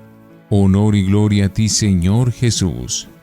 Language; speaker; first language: Spanish; native; Spanish